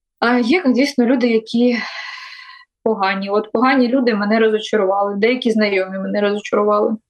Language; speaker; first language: Ukrainian; non-native, local second language; Russian